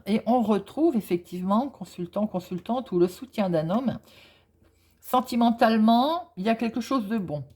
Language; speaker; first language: French; native; French